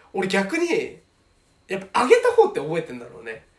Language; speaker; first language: Japanese; native; Japanese